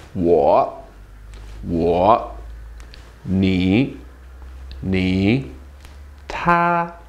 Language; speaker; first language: Chinese; non-native, fluent; English